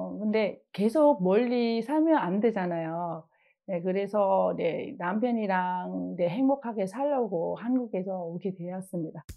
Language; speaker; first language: Korean; non-native, fluent; Vietnamese